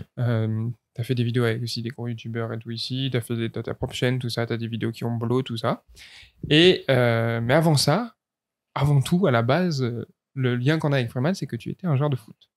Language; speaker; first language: French; native; French